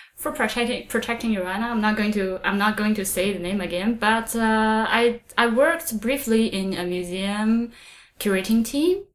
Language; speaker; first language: English; non-native, fluent; Chinese